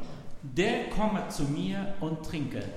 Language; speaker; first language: German; non-native, fluent; Arabic